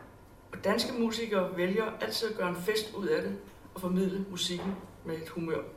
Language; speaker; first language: Danish; native; Danish